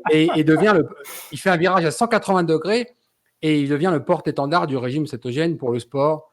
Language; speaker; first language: French; native; French